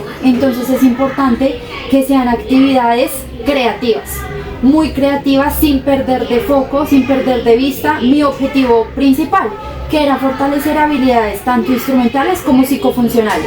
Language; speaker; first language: Spanish; native; Spanish